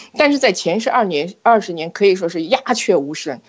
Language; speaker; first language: Chinese; native; Chinese